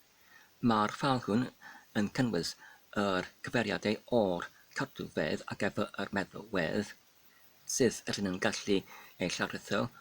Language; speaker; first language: Welsh; non-native, learner; Polish